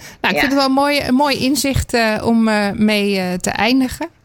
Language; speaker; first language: Dutch; native; Dutch